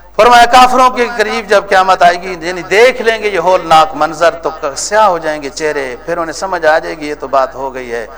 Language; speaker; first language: Urdu; non-native, local second language; Punjabi